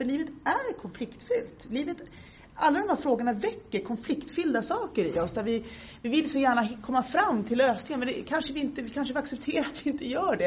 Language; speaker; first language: Swedish; native; Swedish